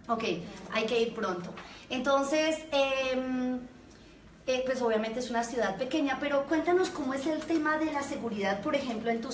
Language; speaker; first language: Spanish; native; Spanish